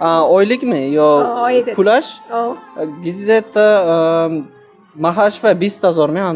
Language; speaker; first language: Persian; non-native, learner; Uzbek